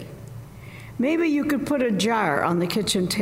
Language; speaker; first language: English; native; English